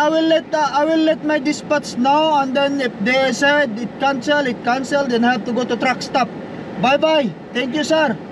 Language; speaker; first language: English; non-native, local second language; Filipino